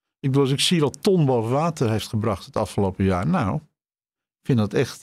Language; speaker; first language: Dutch; native; Dutch